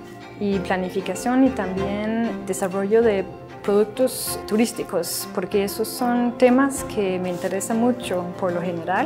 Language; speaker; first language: Spanish; non-native, fluent; Danish